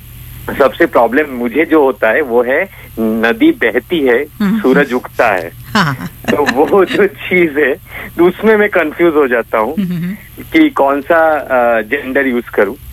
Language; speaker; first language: Hindi; non-native, local second language; Bangla